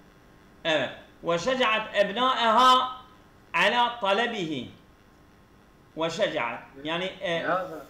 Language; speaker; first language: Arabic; non-native, fluent; Turkish